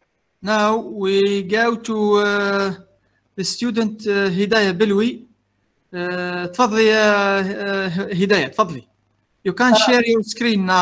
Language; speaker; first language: English; non-native, learner; Arabic